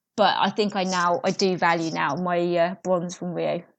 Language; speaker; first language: English; native; English